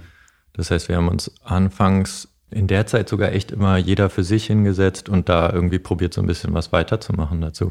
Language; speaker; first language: German; native; German